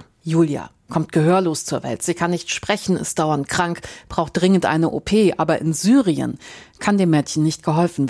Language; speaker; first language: German; native; German